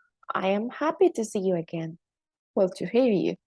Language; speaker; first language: English; non-native, fluent; Spanish